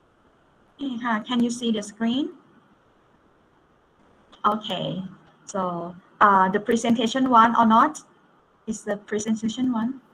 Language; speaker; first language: English; non-native, fluent; Thai